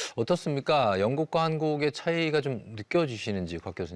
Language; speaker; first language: Korean; native; Korean